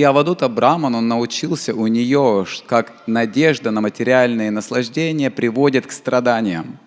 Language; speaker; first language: Russian; native; Russian